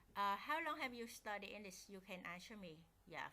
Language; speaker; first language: English; non-native, fluent; Vietnamese